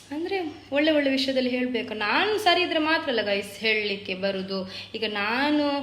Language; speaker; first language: Kannada; non-native, local second language; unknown